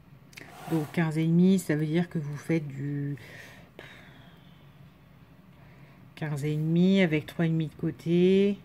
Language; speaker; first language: French; native; French